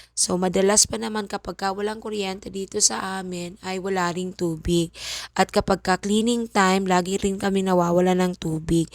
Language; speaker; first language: Filipino; non-native, local second language; Bikol